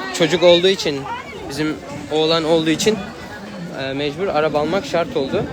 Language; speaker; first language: Turkish; native; Turkish